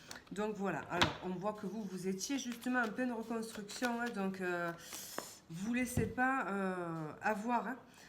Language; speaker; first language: French; native; French